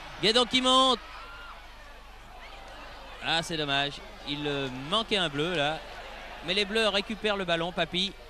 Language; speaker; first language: French; native; French